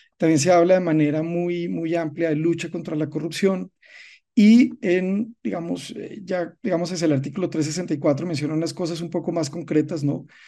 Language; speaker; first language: Spanish; native; Spanish